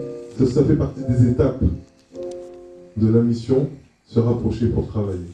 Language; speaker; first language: French; native; French